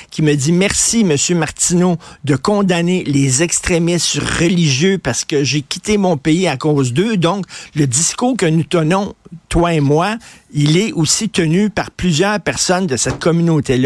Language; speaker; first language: French; native; French